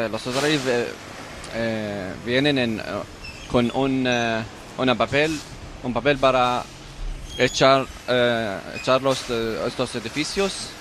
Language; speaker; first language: Spanish; non-native, learner; Arabic